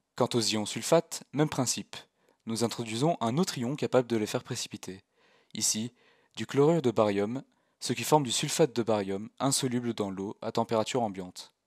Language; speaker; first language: French; native; French